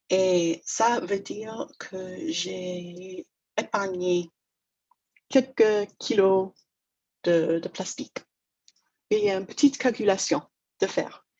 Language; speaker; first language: French; non-native, fluent; English